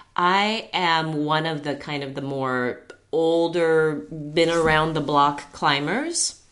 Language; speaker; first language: English; early bilingual, heritage; Chinese